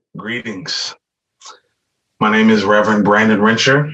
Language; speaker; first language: English; native; English